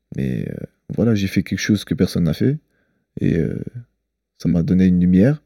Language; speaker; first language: French; early bilingual, other home language; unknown